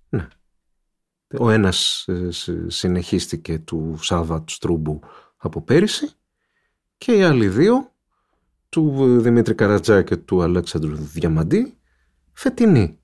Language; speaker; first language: Greek; native; Greek